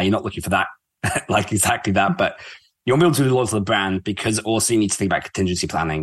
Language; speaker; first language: English; native; English